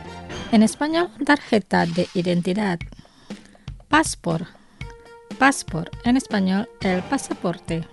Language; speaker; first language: Spanish; non-native, fluent; Indonesian